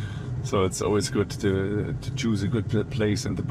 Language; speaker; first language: English; non-native, fluent; German